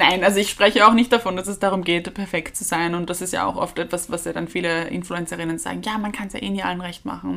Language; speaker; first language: German; native; German